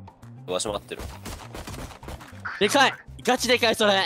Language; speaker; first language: Japanese; native; Japanese